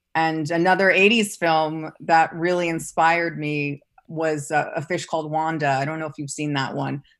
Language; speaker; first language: English; native; English